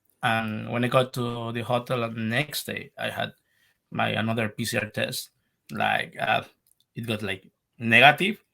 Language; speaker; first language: English; non-native, learner; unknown